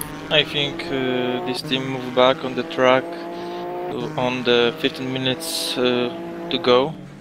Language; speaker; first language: English; non-native, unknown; Polish